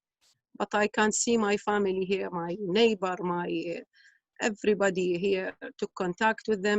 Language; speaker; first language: English; non-native, learner; Arabic